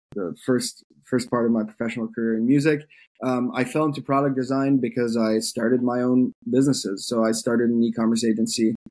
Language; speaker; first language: English; non-native, fluent; French